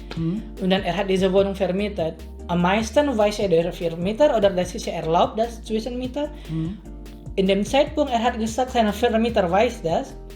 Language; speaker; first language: German; non-native, learner; Indonesian